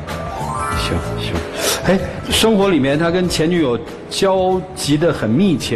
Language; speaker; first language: Chinese; native; Chinese